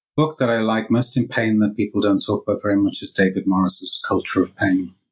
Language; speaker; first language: English; native; English